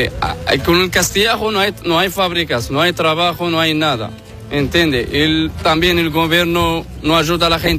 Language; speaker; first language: Spanish; non-native, learner; Arabic